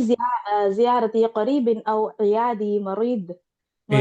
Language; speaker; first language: Arabic; non-native, learner; Urdu